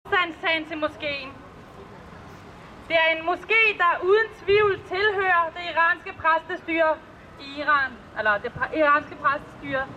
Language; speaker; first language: Danish; early bilingual, other home language; Persian